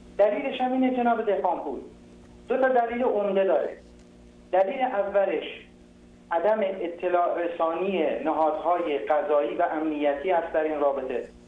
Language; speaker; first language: Persian; non-native, local second language; Kurdish